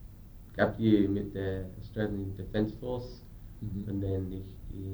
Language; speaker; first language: German; non-native, learner; English